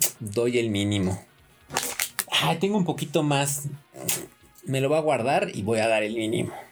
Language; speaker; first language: Spanish; native; Spanish